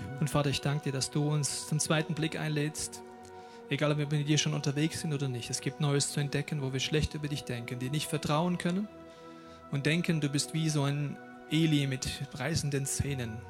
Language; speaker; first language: German; native; German